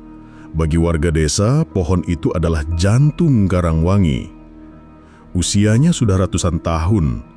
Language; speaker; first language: Indonesian; native; Indonesian